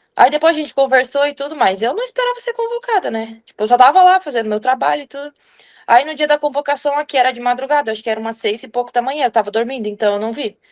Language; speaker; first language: Portuguese; native; Portuguese